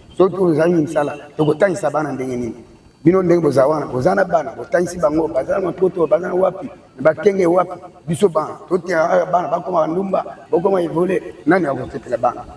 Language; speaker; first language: Lingala; non-native, local second language; Kituba (Democratic Republic of Congo)